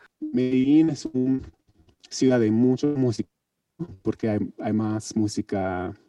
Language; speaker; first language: Spanish; non-native, learner; English